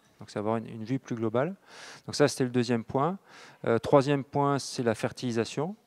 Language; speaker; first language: French; native; French